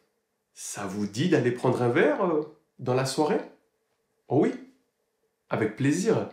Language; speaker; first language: French; native; French